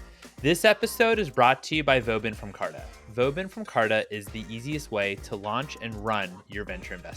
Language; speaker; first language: English; native; English